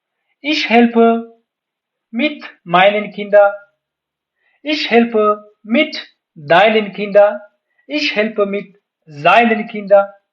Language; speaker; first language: German; non-native, fluent; Pashto